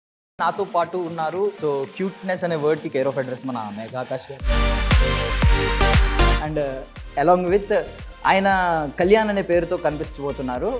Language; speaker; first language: Telugu; native; Telugu